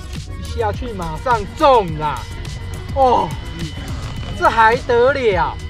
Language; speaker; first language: Chinese; native; Chinese